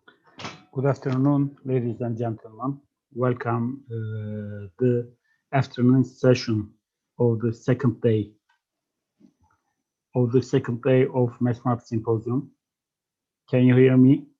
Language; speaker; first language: English; non-native, fluent; Turkish